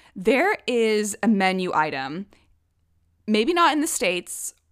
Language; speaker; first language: English; early bilingual, other home language; Czech